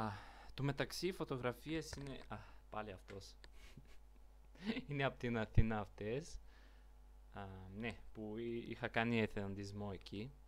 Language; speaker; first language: Greek; non-native, learner; Bulgarian